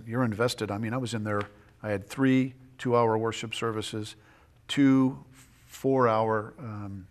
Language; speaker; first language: English; native; English